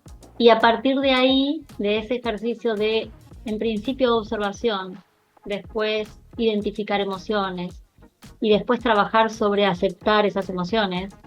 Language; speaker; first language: Spanish; native; Spanish